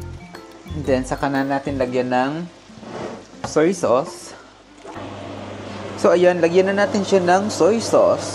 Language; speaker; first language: Filipino; native; Filipino